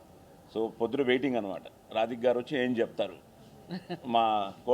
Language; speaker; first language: Telugu; native; Telugu